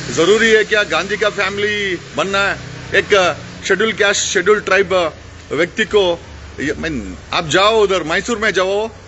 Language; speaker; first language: Hindi; non-native, local second language; Kannada